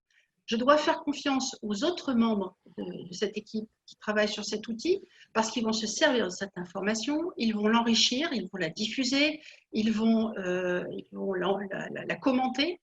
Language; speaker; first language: French; native; French